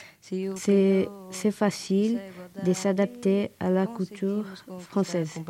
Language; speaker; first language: French; non-native, learner; Portuguese